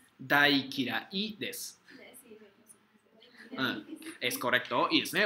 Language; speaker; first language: Japanese; non-native, fluent; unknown